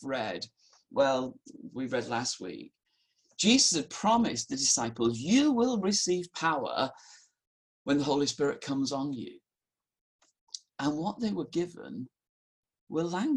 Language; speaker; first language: English; native; English